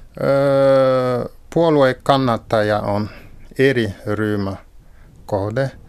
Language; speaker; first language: Finnish; non-native, learner; French